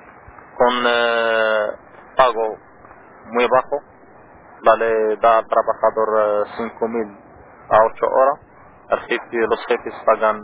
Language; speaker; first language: Spanish; non-native, learner; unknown